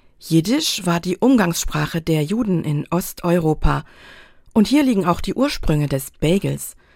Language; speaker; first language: German; native; German